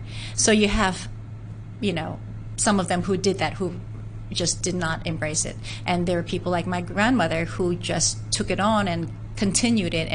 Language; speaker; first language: English; native; English